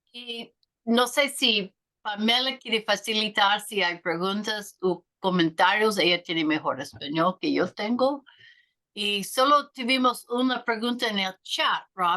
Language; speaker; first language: Spanish; non-native, learner; English